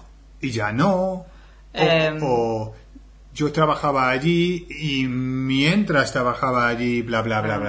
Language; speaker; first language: Spanish; non-native, fluent; English